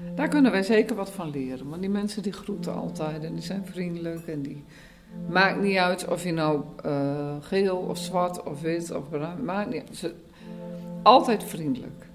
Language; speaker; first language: Dutch; native; Dutch